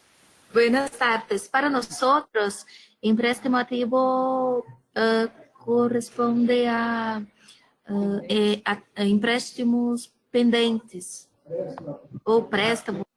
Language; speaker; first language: Spanish; non-native, learner; Portuguese